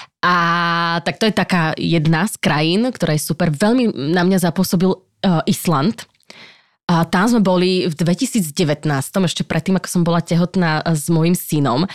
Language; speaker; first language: Slovak; native; Slovak